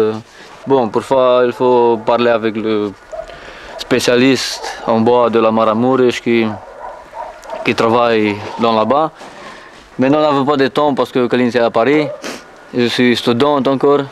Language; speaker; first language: French; non-native, learner; Romanian